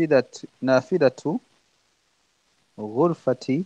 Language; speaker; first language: Arabic; non-native, learner; English